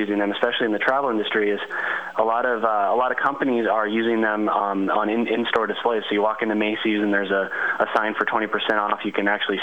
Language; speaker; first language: English; native; English